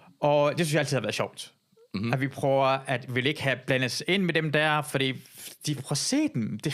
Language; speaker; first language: Danish; early bilingual, other home language; Persian